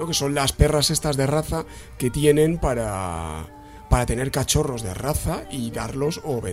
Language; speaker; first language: Spanish; native; Spanish